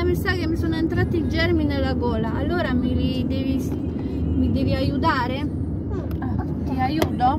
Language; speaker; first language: Italian; non-native, learner; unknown